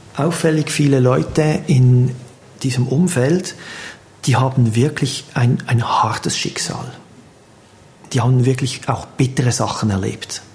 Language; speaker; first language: German; native; German